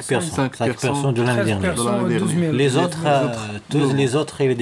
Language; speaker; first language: French; non-native, learner; Arabic